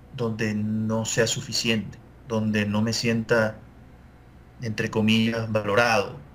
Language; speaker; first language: Spanish; native; Spanish